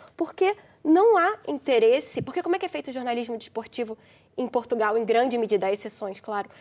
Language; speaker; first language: Portuguese; native; Portuguese